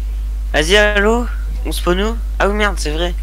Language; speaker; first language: French; native; French